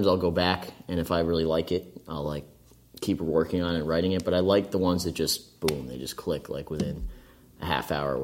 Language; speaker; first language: English; native; English